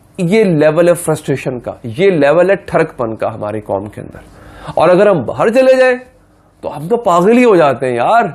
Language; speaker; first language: Urdu; non-native, local second language; Punjabi